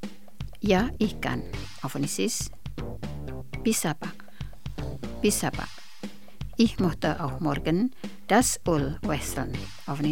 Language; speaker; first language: German; non-native, fluent; Indonesian